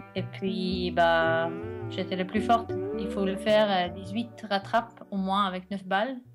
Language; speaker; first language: French; non-native, learner; Norwegian